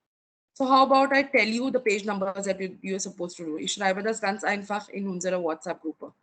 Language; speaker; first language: German; non-native, fluent; Marathi